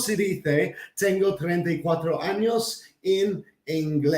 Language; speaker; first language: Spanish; non-native, fluent; English